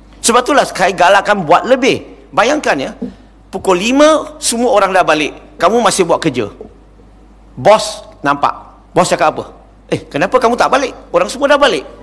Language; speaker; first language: Malay; non-native, local second language; Chinese